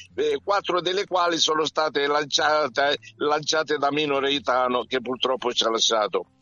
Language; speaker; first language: Italian; native; Italian